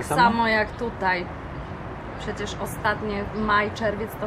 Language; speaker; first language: Polish; native; Polish